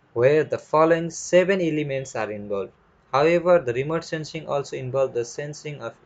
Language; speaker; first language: English; non-native, local second language; Nepali